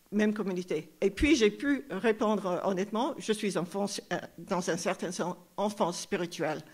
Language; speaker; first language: French; non-native, fluent; English